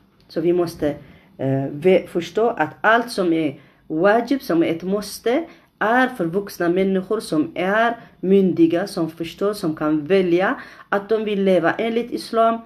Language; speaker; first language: Swedish; non-native, fluent; Arabic